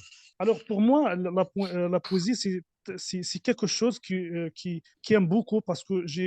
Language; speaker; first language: French; non-native, learner; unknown